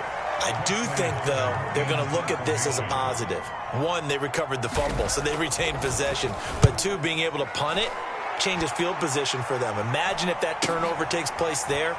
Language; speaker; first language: English; native; English